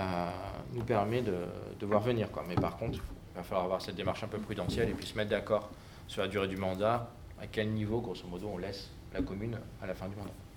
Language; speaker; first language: French; native; French